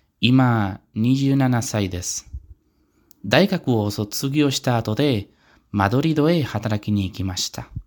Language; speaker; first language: Japanese; non-native, learner; Spanish